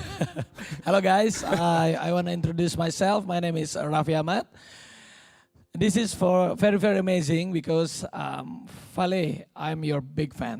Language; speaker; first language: English; non-native, learner; Indonesian